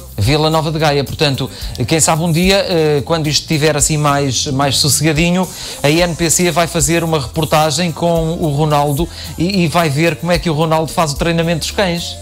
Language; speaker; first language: Portuguese; native; Portuguese